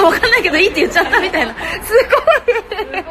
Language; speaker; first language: Japanese; native; Japanese